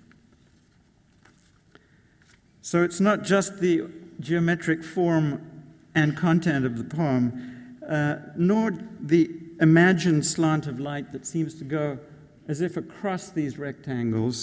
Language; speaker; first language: English; native; English